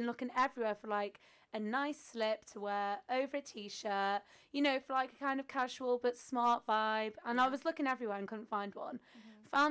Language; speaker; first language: English; native; English